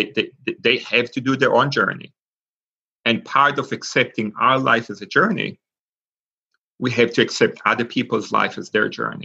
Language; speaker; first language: English; non-native, fluent; Hebrew